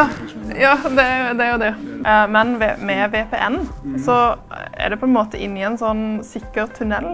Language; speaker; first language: Norwegian; native; Norwegian